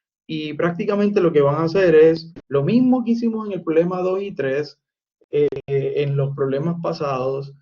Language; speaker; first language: Spanish; native; Spanish